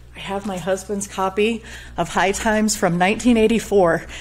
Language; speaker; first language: English; native; English